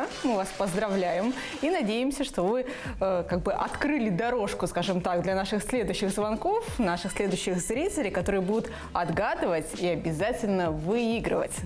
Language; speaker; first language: Russian; native; Russian